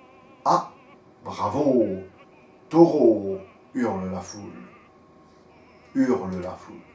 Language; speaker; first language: French; native; French